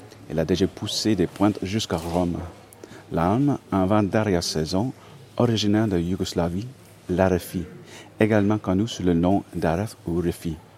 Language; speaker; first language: French; non-native, fluent; English